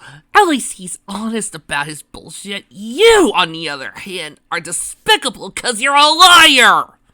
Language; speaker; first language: English; native; English